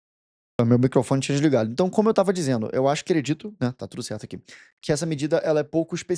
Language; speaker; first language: Portuguese; native; Portuguese